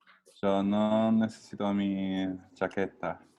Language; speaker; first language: Spanish; non-native, learner; English